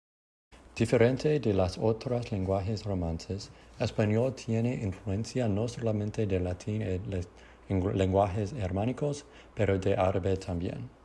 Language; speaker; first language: Spanish; non-native, learner; English